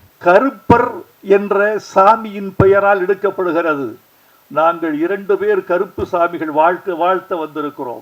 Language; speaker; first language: Tamil; native; Tamil